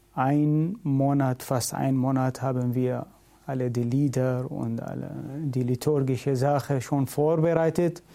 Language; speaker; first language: German; non-native, learner; Syriac